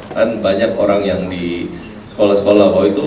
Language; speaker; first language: Indonesian; native; Indonesian